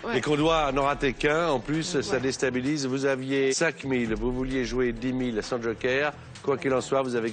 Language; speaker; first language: French; native; French